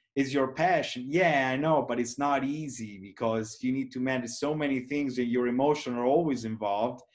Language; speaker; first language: English; non-native, fluent; Italian